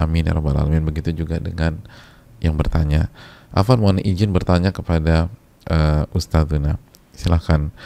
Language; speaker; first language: Indonesian; native; Indonesian